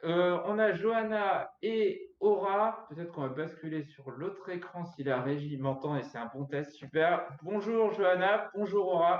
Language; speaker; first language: French; native; French